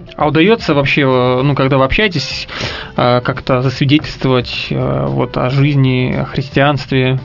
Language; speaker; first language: Russian; native; Russian